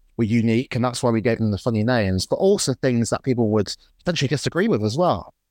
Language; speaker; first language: English; native; English